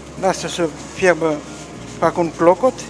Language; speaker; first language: Romanian; non-native, learner; French